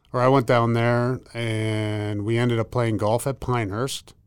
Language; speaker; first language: English; native; English